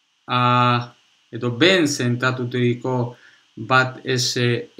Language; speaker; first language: Basque; non-native, local second language; Spanish